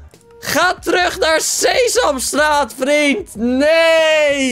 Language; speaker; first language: Dutch; native; Dutch